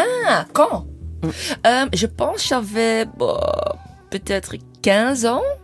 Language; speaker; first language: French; non-native, learner; English